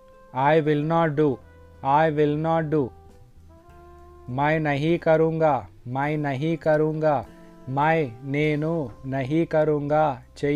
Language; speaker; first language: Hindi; non-native, local second language; Telugu